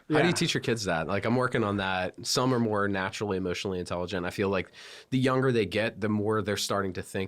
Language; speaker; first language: English; native; English